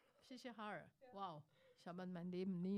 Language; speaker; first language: German; non-native, fluent; Chinese